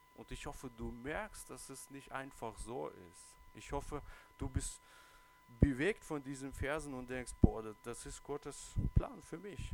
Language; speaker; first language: German; early bilingual, other home language; Russian